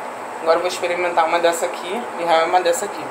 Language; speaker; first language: Portuguese; native; Portuguese